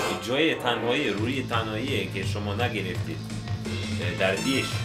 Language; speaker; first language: Persian; non-native, learner; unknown